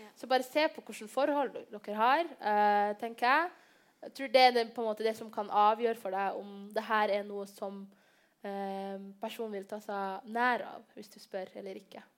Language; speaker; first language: Norwegian; early bilingual, other home language; Somali